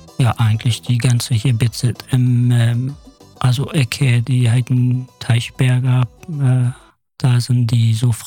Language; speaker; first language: German; non-native, fluent; Kurdish